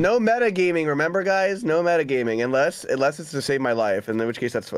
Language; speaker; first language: English; native; English